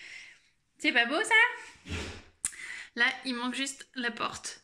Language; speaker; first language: French; native; French